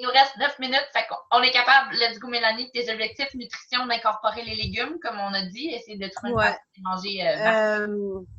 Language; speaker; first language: French; native; French